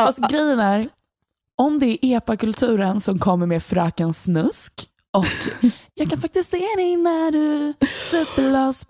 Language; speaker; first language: Swedish; native; Swedish